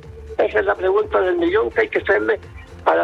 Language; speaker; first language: Spanish; native; Spanish